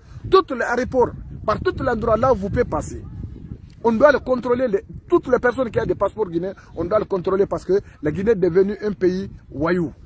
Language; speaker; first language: French; non-native, local second language; Mandingo